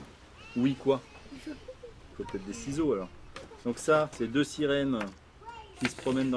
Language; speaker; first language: French; native; French